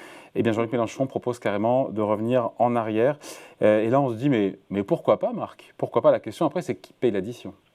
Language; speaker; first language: French; native; French